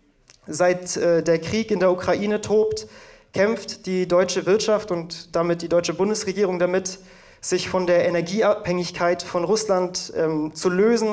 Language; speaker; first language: German; native; German